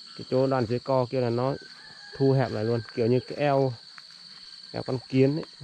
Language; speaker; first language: Vietnamese; non-native, local second language; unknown